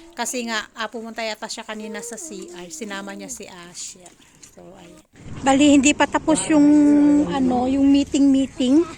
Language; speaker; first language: Filipino; native; Filipino